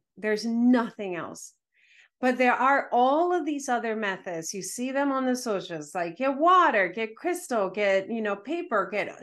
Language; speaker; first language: English; early bilingual, other home language; Spanish